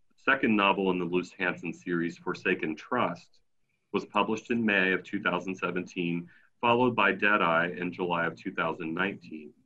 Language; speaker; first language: English; native; English